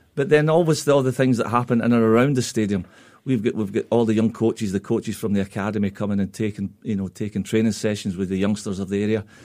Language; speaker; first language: English; native; English